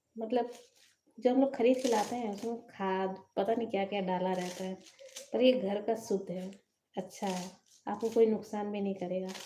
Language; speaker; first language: Hindi; native; Hindi